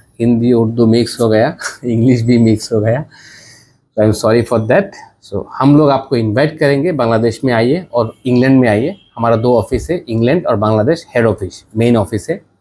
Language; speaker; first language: Hindi; non-native, learner; Bangla